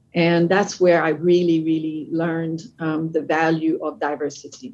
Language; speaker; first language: English; non-native, fluent; French